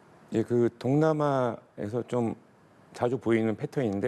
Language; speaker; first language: Korean; native; Korean